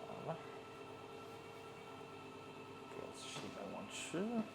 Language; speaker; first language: Chinese; non-native, learner; English